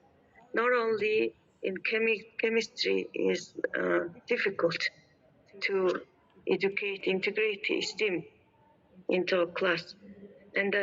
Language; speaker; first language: English; non-native, learner; Mongolian